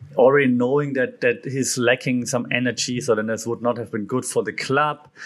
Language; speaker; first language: English; non-native, fluent; German